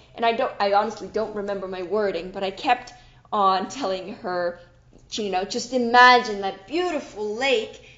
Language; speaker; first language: English; non-native, fluent; German